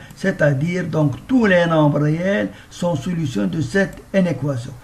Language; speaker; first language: French; non-native, local second language; Arabic